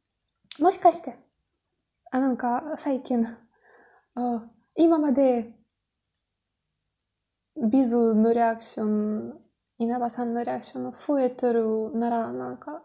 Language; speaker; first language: Japanese; non-native, learner; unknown